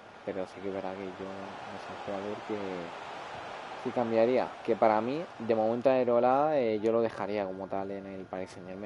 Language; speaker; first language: Spanish; native; Spanish